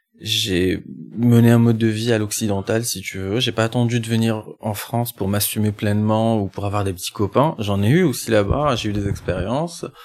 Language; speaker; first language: French; non-native, local second language; Arabic